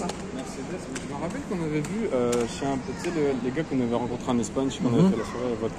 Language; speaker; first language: French; native; French